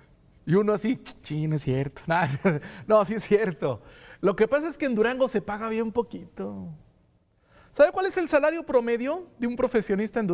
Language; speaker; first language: Spanish; native; Spanish